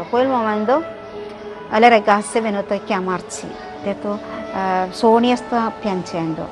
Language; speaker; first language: Italian; non-native, learner; Malayalam